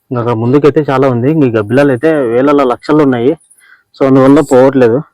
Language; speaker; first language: Telugu; native; Telugu